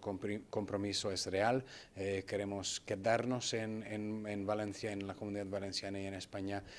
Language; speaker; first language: Spanish; non-native, fluent; Hungarian